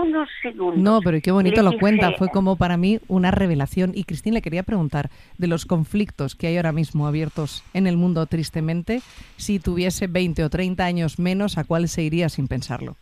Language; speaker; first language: Spanish; native; Spanish